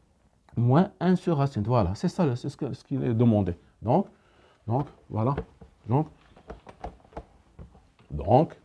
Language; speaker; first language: French; non-native, local second language; Arabic